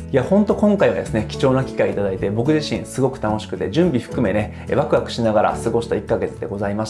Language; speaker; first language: Japanese; native; Japanese